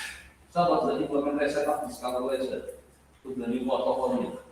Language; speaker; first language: English; non-native, learner; Indonesian